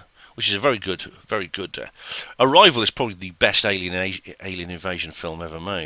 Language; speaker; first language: English; native; English